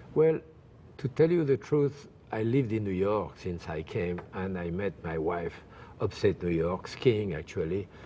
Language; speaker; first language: English; non-native, fluent; French